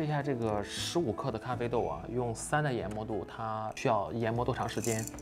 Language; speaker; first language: Chinese; native; Chinese